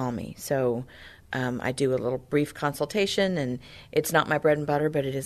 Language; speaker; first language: English; native; English